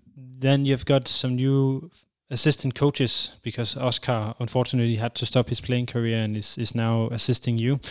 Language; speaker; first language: English; non-native, fluent; Danish